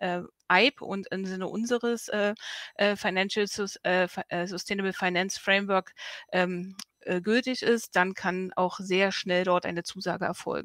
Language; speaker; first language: German; native; German